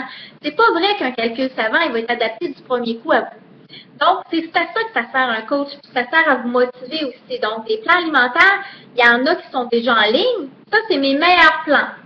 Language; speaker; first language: French; native; French